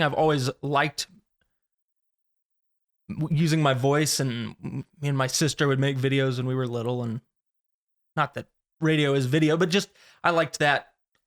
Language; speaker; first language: English; native; English